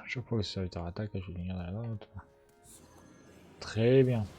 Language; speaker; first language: French; native; French